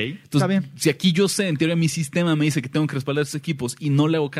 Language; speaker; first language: Spanish; native; Spanish